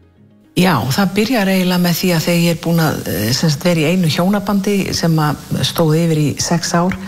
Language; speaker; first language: Icelandic; native; Icelandic